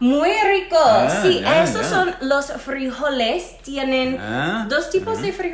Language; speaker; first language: Spanish; non-native, fluent; English